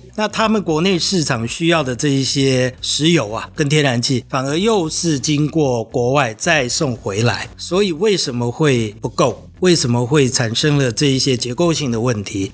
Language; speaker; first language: Chinese; native; Chinese